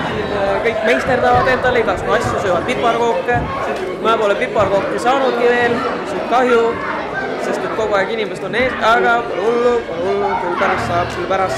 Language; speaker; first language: Estonian; native; Estonian